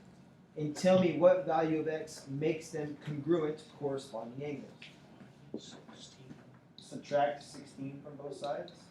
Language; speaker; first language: English; native; English